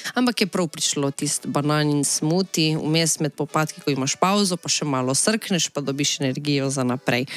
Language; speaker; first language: Slovenian; native; Slovenian